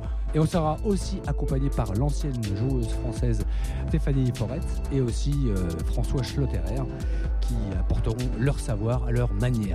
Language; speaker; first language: French; native; French